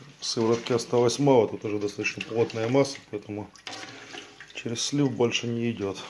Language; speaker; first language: Russian; native; Russian